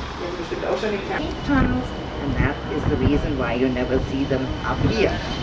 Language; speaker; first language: English; non-native, fluent; German